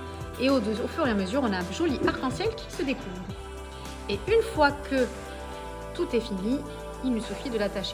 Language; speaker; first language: French; native; French